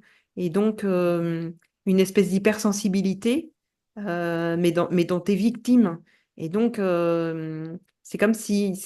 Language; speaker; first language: French; native; French